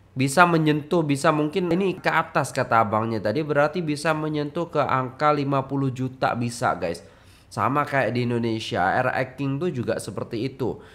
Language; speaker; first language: Indonesian; native; Indonesian